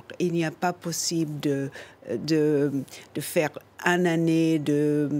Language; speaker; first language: French; non-native, fluent; English